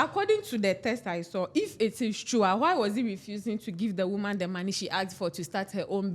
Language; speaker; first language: English; non-native, local second language; Akan